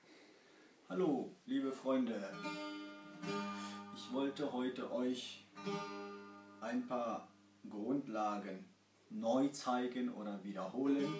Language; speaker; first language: German; early bilingual, other home language; Kurdish